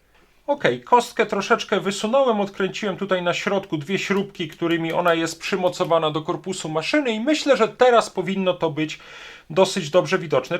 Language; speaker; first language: Polish; native; Polish